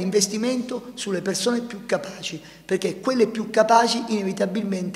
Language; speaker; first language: Italian; native; Italian